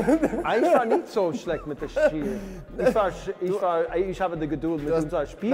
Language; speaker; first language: German; non-native, learner; English